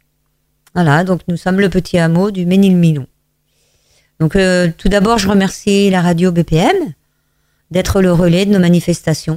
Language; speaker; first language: French; native; French